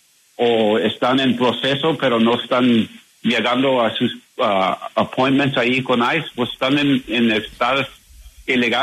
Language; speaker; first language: Spanish; non-native, learner; English